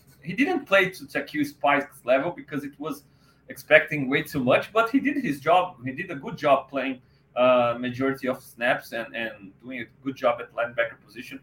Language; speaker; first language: English; non-native, fluent; Portuguese